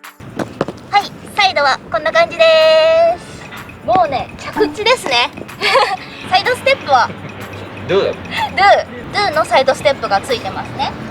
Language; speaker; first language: Japanese; native; Japanese